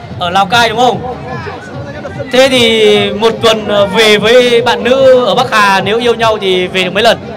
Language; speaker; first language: Vietnamese; non-native, local second language; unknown